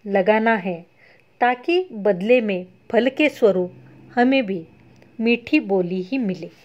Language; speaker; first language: Hindi; non-native, local second language; Marathi